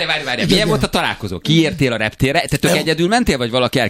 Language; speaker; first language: Hungarian; native; Hungarian